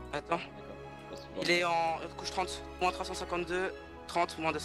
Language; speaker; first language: French; native; French